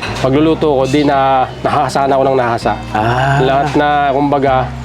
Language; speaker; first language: Filipino; native; Filipino